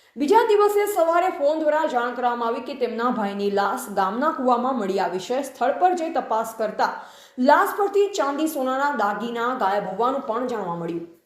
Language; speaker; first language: Gujarati; native; Gujarati